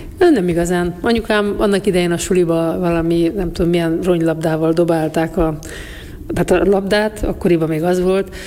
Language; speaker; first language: Hungarian; native; Hungarian